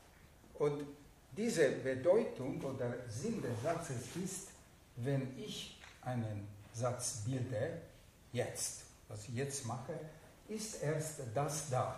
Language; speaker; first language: German; non-native, fluent; Hungarian